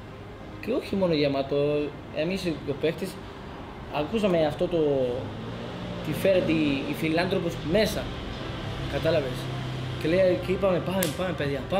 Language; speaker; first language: Greek; non-native, fluent; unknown